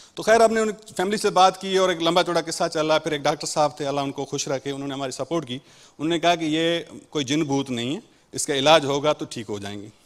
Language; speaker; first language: Urdu; non-native, local second language; Sindhi